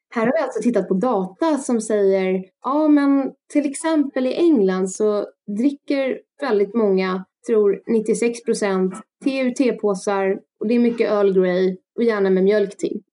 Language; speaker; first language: Swedish; early bilingual, other home language; Russian